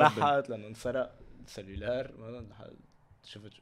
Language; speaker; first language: Arabic; native; Arabic